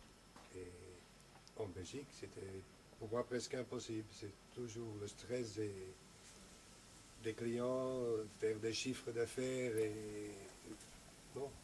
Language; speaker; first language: French; non-native, local second language; Dutch